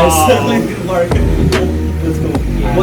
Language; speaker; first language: English; non-native, learner; Russian